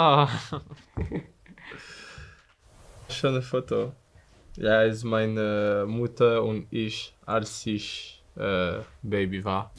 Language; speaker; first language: German; non-native, fluent; French